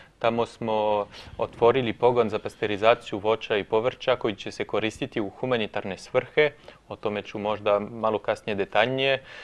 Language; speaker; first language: Croatian; non-native, fluent; French